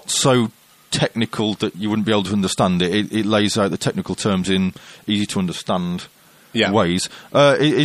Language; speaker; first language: English; native; English